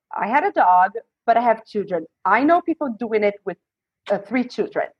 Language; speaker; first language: English; non-native, fluent; Portuguese